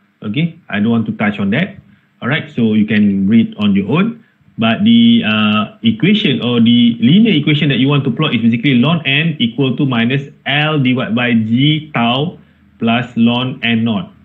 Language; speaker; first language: English; non-native, local second language; Malay